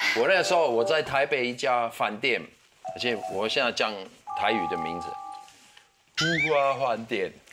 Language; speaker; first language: Chinese; non-native, fluent; German